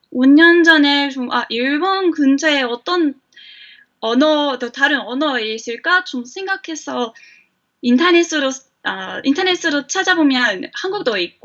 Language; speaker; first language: Korean; non-native, fluent; English